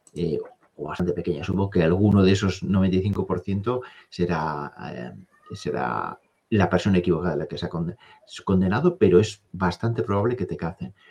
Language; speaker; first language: Spanish; native; Spanish